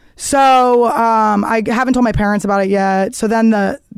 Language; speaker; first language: English; native; English